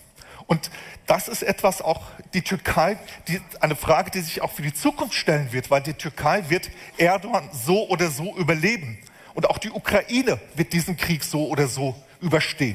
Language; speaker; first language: German; native; German